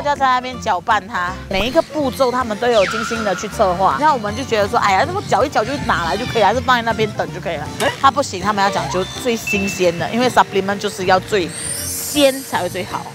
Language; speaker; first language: Chinese; native; Chinese